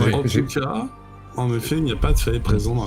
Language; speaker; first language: French; native; French